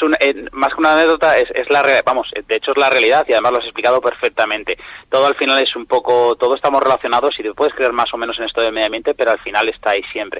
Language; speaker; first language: Spanish; native; Spanish